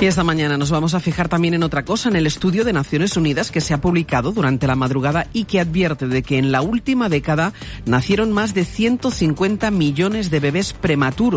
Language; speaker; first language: Spanish; native; Spanish